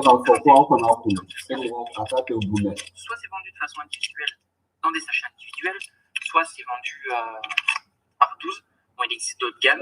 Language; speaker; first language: French; native; French